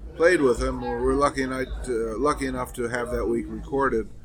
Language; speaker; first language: English; native; English